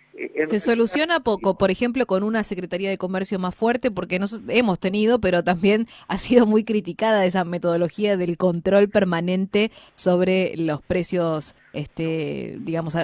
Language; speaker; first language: Spanish; native; Spanish